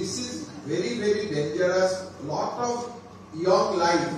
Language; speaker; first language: English; non-native, local second language; Assamese